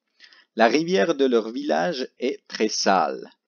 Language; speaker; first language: French; non-native, local second language; German